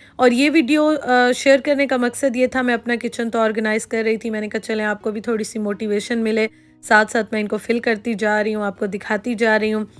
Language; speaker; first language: Urdu; native; Urdu